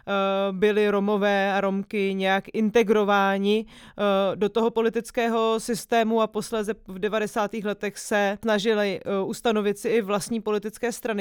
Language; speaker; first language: Czech; native; Czech